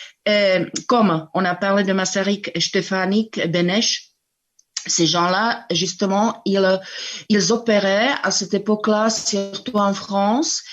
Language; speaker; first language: French; non-native, fluent; Czech